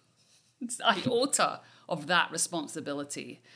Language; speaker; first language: English; native; English